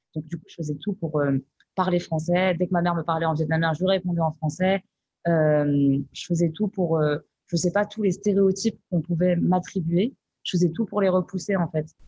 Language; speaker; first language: French; native; French